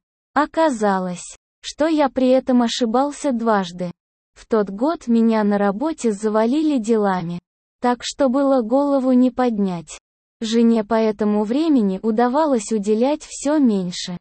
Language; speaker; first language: Russian; native; Russian